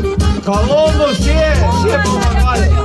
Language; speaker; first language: Russian; non-native, fluent; Estonian